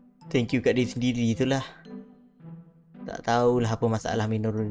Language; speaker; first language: Malay; native; Malay